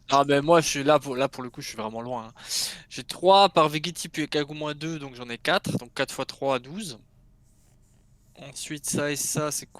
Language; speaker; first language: French; native; French